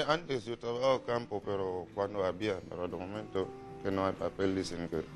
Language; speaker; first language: Spanish; non-native, learner; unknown